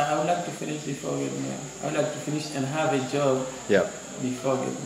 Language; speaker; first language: English; non-native, learner; Haitian Creole